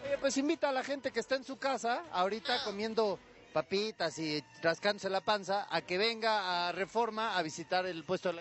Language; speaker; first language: Spanish; native; Spanish